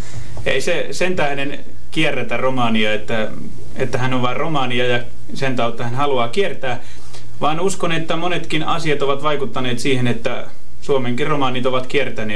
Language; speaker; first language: Finnish; native; Finnish